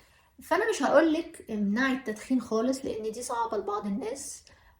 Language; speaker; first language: Arabic; native; Arabic